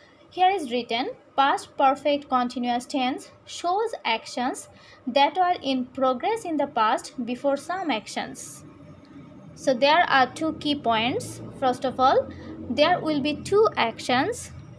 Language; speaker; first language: English; non-native, local second language; Bangla